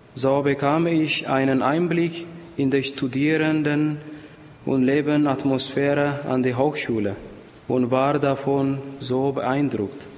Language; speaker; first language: German; non-native, fluent; Amharic